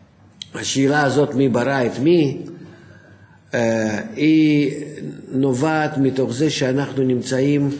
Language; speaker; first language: Hebrew; non-native, fluent; Russian